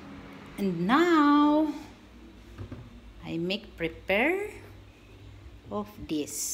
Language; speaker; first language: English; non-native, local second language; Filipino